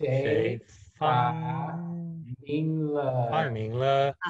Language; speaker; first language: Chinese; non-native, learner; English